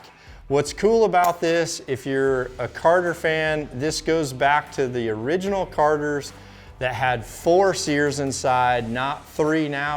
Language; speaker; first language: English; native; English